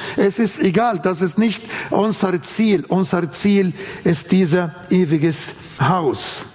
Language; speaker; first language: German; non-native, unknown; Arabic